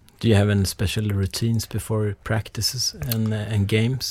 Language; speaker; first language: English; non-native, fluent; Swedish